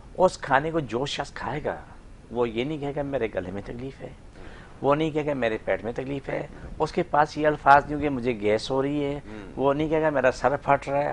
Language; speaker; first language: Urdu; non-native, local second language; Pashto